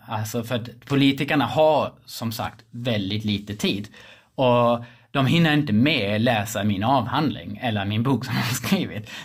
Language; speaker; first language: Swedish; non-native, fluent; German